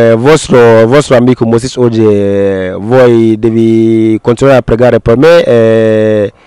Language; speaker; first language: Italian; non-native, learner; Akan